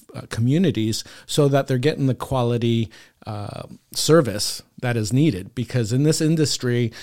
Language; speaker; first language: English; native; English